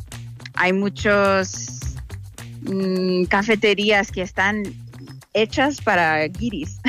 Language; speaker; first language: Spanish; non-native, fluent; English